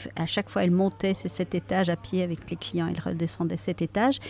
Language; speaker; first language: French; native; French